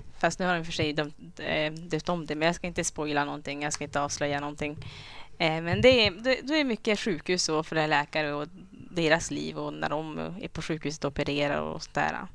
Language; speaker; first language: Swedish; early bilingual, other home language; Kinyarwanda